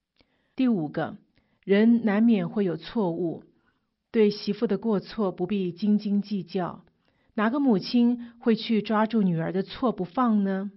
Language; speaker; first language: Chinese; native; Chinese